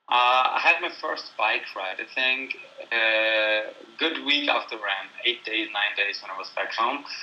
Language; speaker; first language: English; non-native, fluent; German